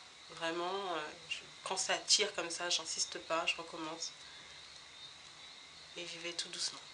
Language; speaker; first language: French; native; French